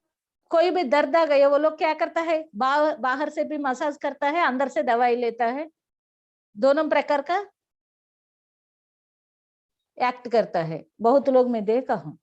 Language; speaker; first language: Hindi; non-native, local second language; Telugu